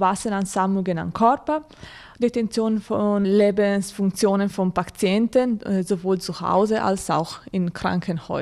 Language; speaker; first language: German; non-native, fluent; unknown